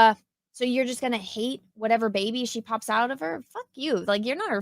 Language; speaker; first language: English; native; English